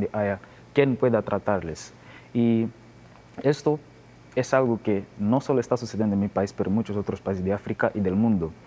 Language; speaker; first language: Spanish; non-native, learner; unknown